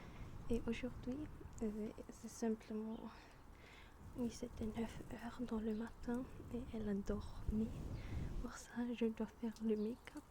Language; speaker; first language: French; non-native, learner; German